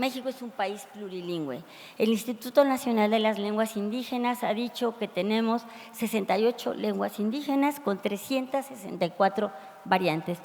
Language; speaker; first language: Spanish; native; Spanish